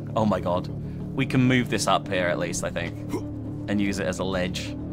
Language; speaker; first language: English; native; English